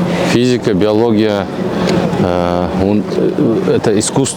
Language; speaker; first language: Russian; non-native, local second language; Kyrgyz